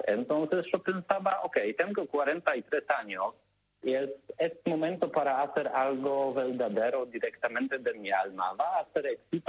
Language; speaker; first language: Spanish; non-native, learner; Polish